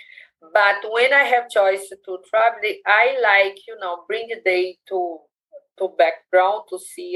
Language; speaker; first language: English; non-native, learner; Portuguese